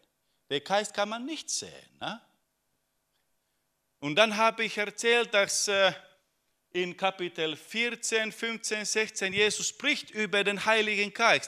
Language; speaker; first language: German; non-native, fluent; Finnish